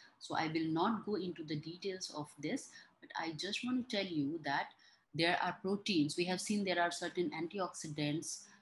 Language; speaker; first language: English; non-native, local second language; Hindi